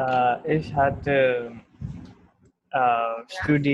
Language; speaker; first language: German; non-native, learner; Hindi